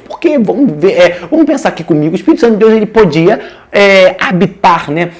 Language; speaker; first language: Portuguese; native; Portuguese